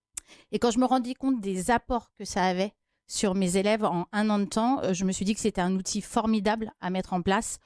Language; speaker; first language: French; native; French